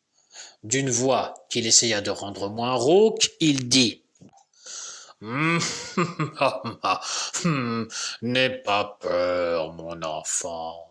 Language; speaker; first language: French; native; French